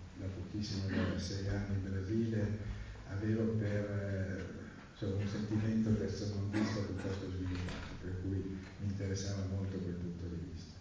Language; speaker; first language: Italian; native; Italian